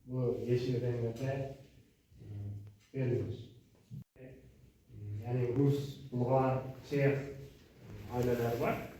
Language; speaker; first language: Turkish; non-native, learner; Uzbek